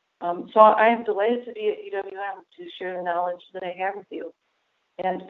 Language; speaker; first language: English; native; English